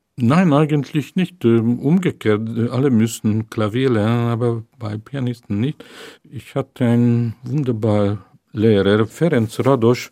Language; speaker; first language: German; non-native, fluent; Hungarian